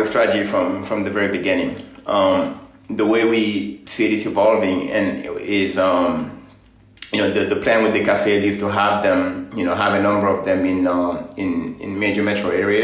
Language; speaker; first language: English; non-native, fluent; Fula